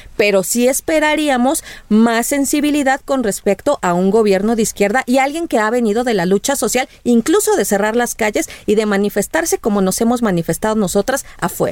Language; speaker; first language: Spanish; native; Spanish